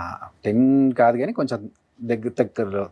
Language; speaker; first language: Telugu; native; Telugu